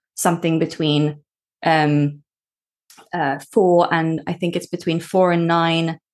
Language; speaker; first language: English; early bilingual, other home language; Norwegian